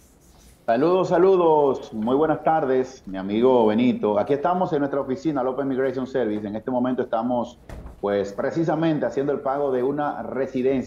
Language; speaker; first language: Spanish; native; Spanish